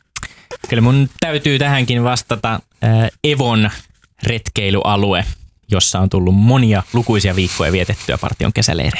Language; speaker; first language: Finnish; native; Finnish